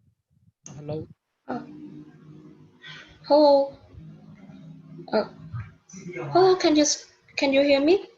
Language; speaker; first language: English; non-native, learner; Vietnamese